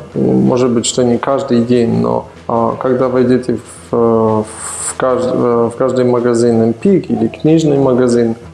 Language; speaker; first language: Russian; non-native, learner; Polish